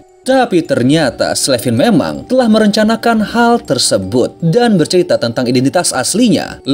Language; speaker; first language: Indonesian; native; Indonesian